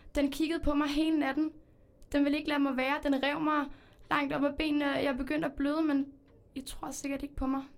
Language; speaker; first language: Danish; early bilingual, heritage; Spanish